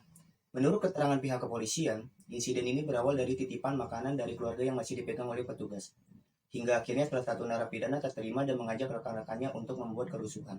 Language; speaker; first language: Indonesian; native; Indonesian